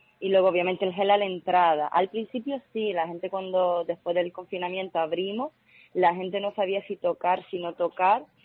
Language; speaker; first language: Spanish; non-native, fluent; Italian